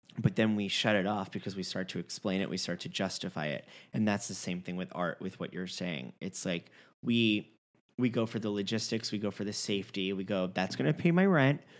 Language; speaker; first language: English; native; English